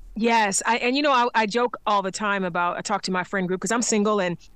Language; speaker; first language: English; native; English